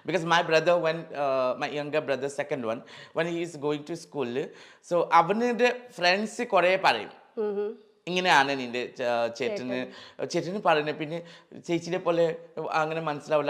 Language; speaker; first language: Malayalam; non-native, learner; Assamese